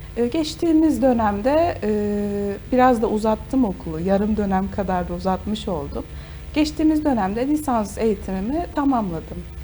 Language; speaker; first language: Turkish; native; Turkish